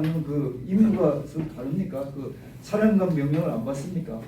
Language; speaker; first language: Korean; native; Korean